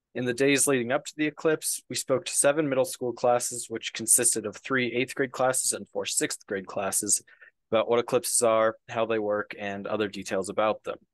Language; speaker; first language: English; native; English